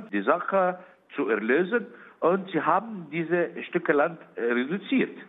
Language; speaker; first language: German; non-native, learner; Arabic